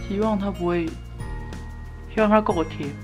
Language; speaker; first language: Chinese; native; Chinese